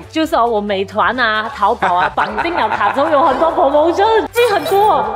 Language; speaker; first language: Chinese; native; Chinese